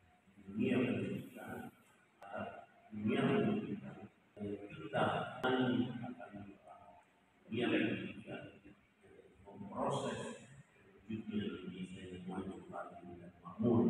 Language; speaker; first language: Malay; non-native, local second language; Javanese